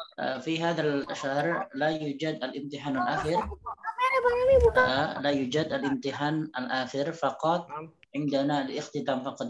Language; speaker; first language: Arabic; non-native, fluent; Indonesian